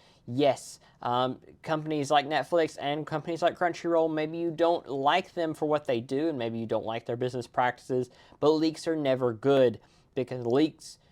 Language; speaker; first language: English; native; English